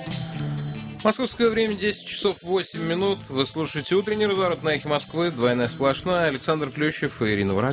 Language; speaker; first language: Russian; native; Russian